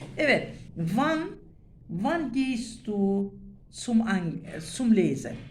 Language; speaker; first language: German; non-native, fluent; Turkish